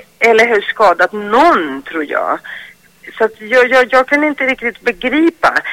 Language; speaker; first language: Swedish; early bilingual, other home language; Greek